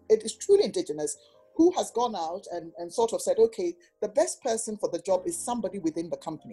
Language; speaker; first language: English; non-native, local second language; Akan